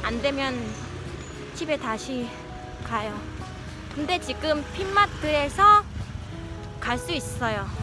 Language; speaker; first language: Korean; non-native, local second language; Vietnamese